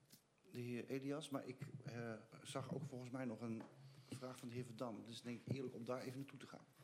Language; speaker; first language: Dutch; native; Dutch